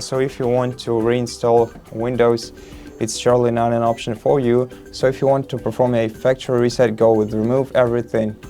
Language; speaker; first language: English; non-native, fluent; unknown